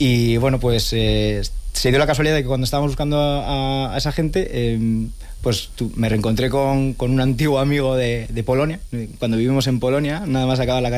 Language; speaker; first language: Spanish; native; Spanish